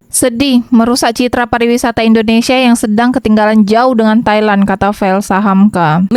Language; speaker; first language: Indonesian; native; Indonesian